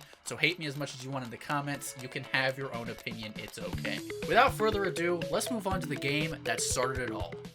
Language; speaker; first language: English; native; English